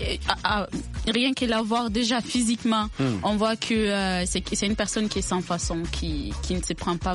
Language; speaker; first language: French; non-native, local second language; Bambara